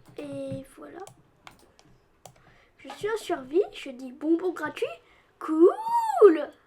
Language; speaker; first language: French; native; French